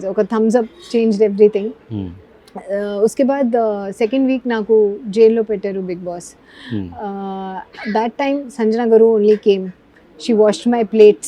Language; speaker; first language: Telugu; non-native, learner; Hindi